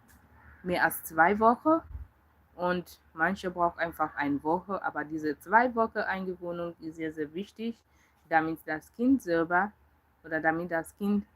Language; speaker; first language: German; non-native, learner; Yoruba